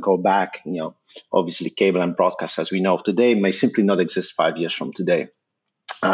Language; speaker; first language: English; non-native, fluent; Dutch